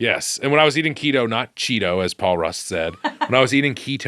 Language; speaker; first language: English; native; English